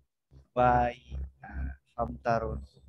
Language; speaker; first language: Japanese; non-native, learner; English